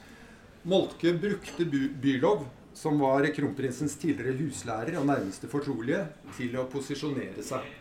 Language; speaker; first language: Norwegian; native; Norwegian